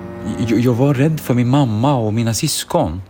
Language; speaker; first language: Swedish; early bilingual, other home language; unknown